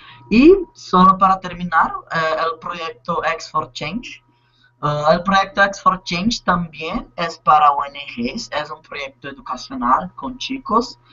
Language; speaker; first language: Spanish; non-native, learner; Portuguese